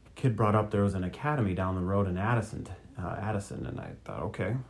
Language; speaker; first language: English; native; English